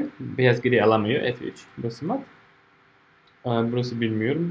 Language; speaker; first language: Turkish; non-native, fluent; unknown